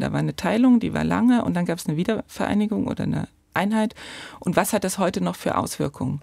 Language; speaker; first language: German; native; German